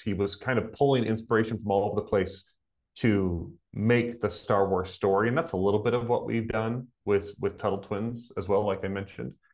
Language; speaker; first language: English; native; English